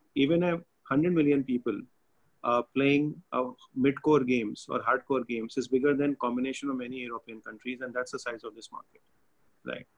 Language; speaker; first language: English; non-native, local second language; Hindi